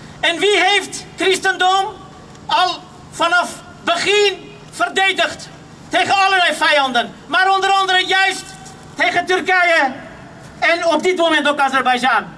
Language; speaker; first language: Dutch; non-native, fluent; Armenian